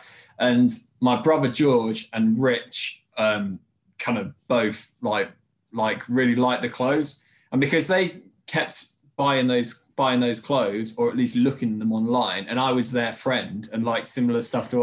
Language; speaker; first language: English; native; English